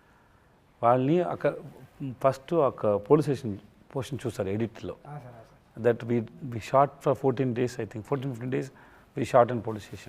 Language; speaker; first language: Telugu; non-native, local second language; Tamil